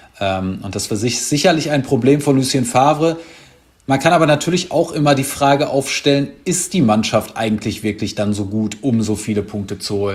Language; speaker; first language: German; native; German